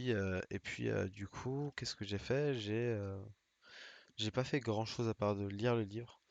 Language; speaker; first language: French; native; French